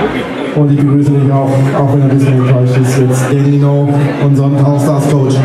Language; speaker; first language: German; native; German